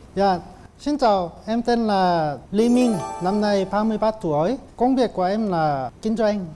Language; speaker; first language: Vietnamese; non-native, fluent; Korean